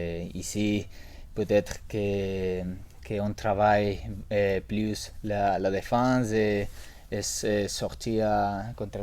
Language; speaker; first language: French; non-native, learner; Spanish